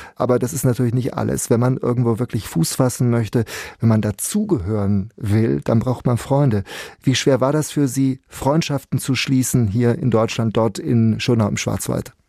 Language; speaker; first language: German; native; German